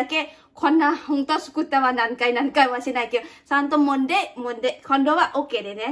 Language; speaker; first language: Japanese; non-native, fluent; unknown